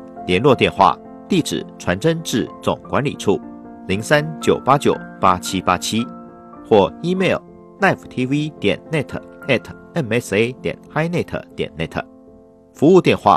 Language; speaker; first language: Chinese; native; Chinese